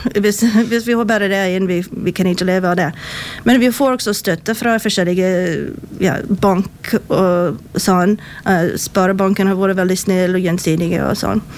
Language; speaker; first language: Norwegian; non-native, fluent; English